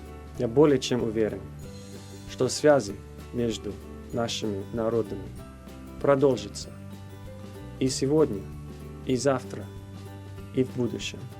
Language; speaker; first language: Russian; non-native, fluent; English